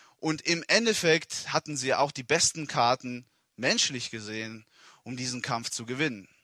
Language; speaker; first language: German; non-native, fluent; Italian